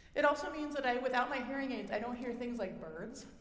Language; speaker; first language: English; native; English